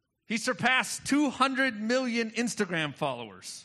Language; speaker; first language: English; native; English